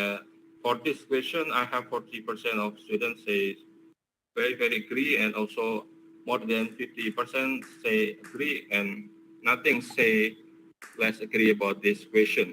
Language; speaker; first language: English; non-native, learner; Indonesian